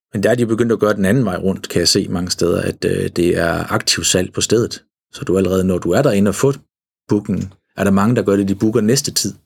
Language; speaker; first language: Danish; native; Danish